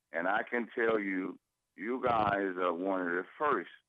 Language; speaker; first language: English; native; English